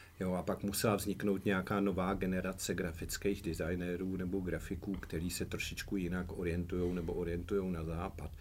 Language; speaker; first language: Czech; early bilingual, heritage; Czech